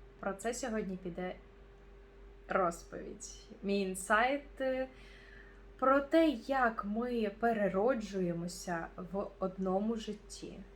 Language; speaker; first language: Ukrainian; non-native, local second language; Russian